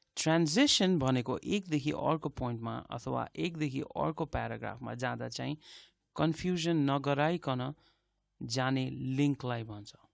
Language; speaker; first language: Nepali; native; Nepali